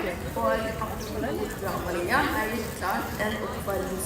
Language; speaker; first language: Norwegian; native; Norwegian